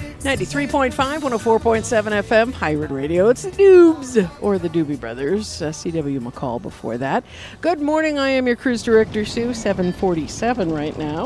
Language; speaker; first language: English; native; English